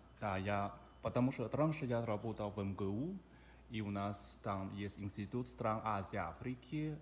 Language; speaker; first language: Russian; non-native, fluent; Chinese